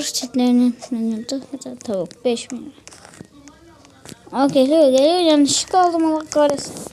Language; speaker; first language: Turkish; native; Turkish